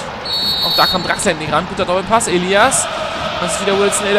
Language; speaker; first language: German; native; German